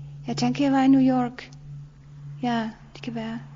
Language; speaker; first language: Danish; non-native, learner; German